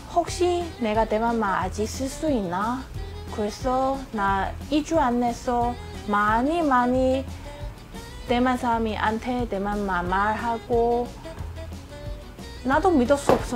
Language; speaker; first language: Korean; non-native, learner; Min Nan Chinese